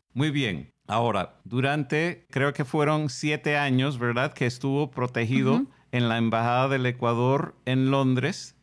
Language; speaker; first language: Spanish; non-native, fluent; English